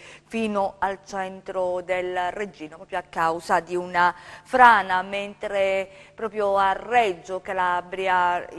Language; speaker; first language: Italian; native; Italian